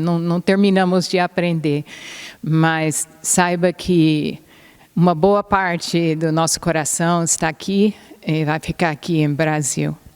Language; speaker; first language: Portuguese; non-native, fluent; English